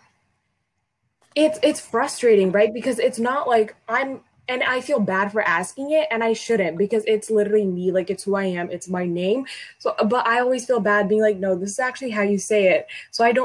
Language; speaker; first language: English; early bilingual, other home language; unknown